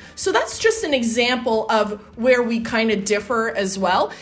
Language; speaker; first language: Portuguese; non-native, fluent; English